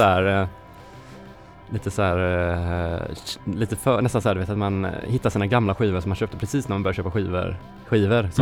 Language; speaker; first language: Swedish; native; Swedish